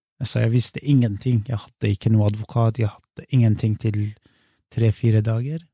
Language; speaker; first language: Norwegian; non-native, fluent; Kurdish